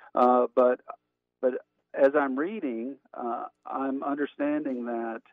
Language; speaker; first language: English; native; English